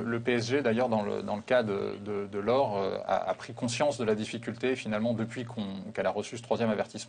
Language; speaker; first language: French; native; French